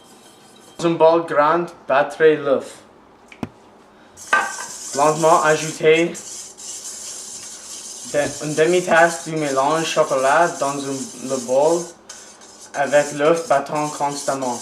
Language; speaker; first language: French; non-native, learner; English